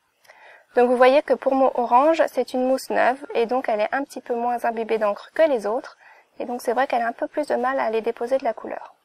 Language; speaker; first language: French; native; French